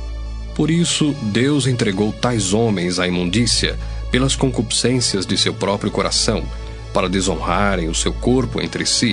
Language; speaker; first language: Portuguese; native; Portuguese